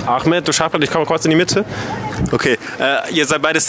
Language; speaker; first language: German; native; German